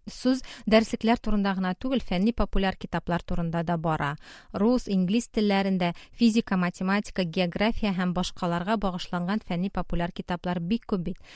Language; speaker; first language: Tatar; native; Tatar